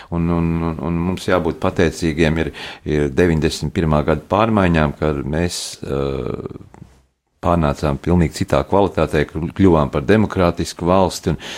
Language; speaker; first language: Latvian; native; Latvian